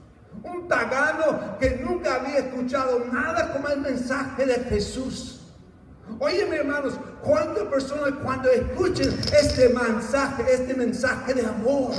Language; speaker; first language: Spanish; non-native, fluent; English